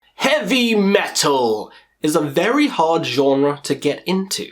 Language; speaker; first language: English; native; English